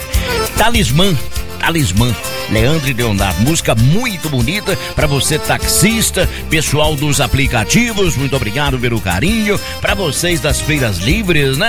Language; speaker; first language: Portuguese; native; Portuguese